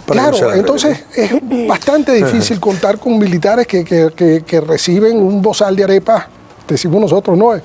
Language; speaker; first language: Spanish; native; Spanish